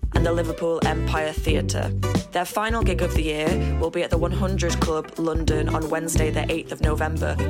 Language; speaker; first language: English; native; English